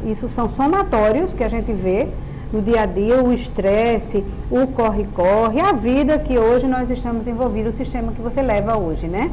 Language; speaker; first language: Portuguese; native; Portuguese